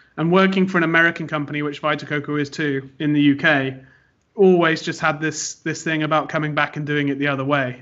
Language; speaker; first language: English; native; English